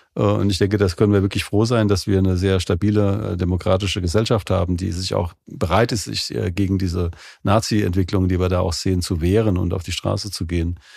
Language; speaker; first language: German; native; German